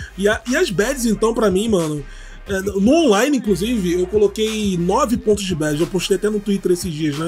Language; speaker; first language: Portuguese; native; Portuguese